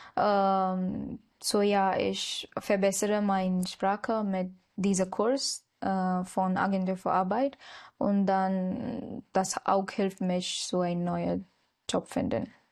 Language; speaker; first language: German; non-native, learner; Marathi